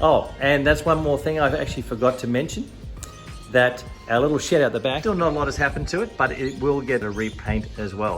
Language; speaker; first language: English; native; English